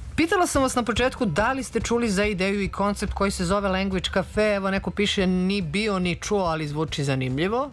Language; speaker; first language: Serbian; native; Serbian